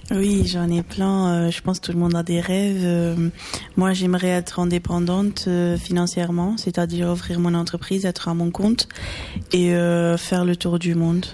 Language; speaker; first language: French; non-native, fluent; Portuguese